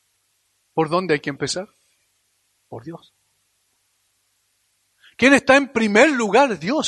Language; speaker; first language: Spanish; native; Spanish